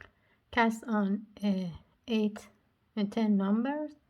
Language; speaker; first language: English; non-native, learner; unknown